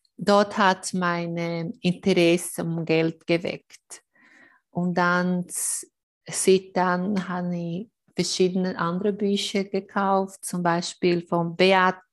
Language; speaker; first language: German; non-native, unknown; Portuguese